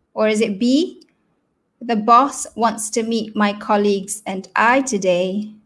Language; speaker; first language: English; non-native, local second language; Malay